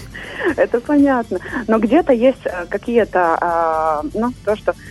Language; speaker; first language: Russian; non-native, local second language; Latvian